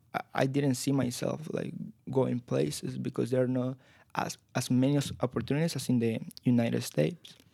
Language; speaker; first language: English; non-native, fluent; Spanish